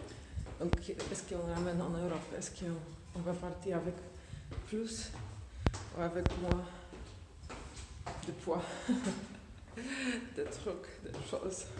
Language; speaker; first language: French; non-native, fluent; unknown